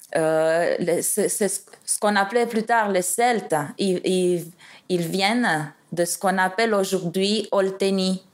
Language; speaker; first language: French; non-native, fluent; Romanian